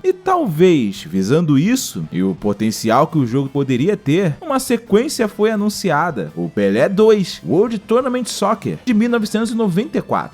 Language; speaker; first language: Portuguese; native; Portuguese